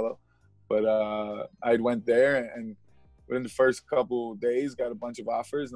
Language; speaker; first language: English; native; English